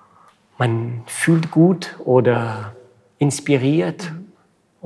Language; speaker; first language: German; non-native, fluent; French